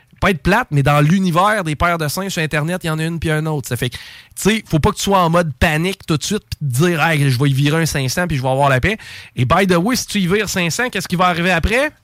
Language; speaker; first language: French; native; French